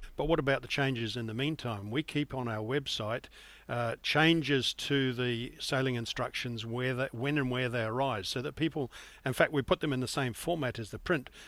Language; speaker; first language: English; native; English